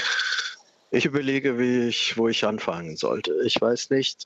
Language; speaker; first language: German; non-native, fluent; Russian